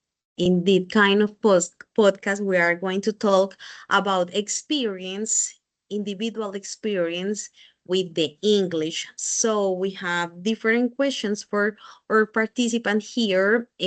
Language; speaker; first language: English; non-native, learner; Spanish